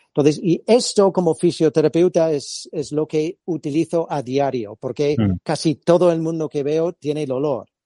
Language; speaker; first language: Spanish; non-native, fluent; English